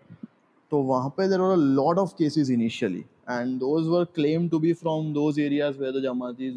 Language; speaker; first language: English; non-native, local second language; Gujarati